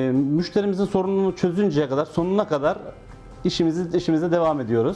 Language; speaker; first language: Turkish; native; Turkish